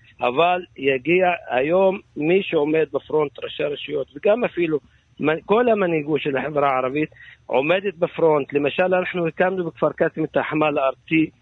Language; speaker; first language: Hebrew; non-native, local second language; Arabic